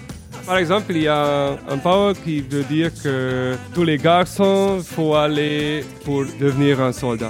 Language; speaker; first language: French; non-native, fluent; Hungarian